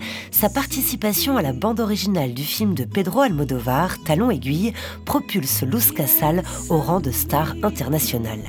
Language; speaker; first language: French; native; French